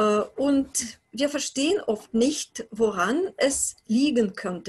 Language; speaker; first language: German; non-native, fluent; Russian